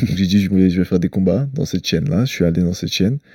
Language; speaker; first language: French; early bilingual, other home language; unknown